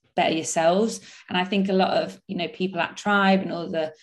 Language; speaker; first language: English; native; English